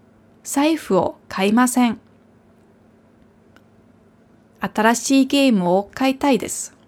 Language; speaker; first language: Japanese; non-native, fluent; German